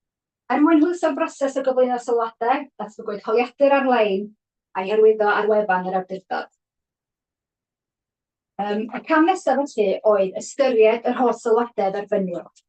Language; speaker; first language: Welsh; native; Welsh